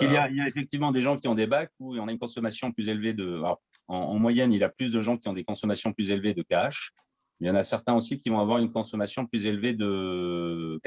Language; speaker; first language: French; native; French